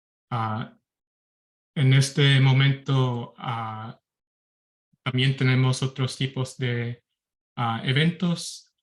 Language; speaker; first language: Spanish; early bilingual, heritage; Spanish